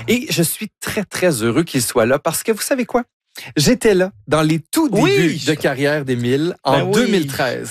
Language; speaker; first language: French; native; French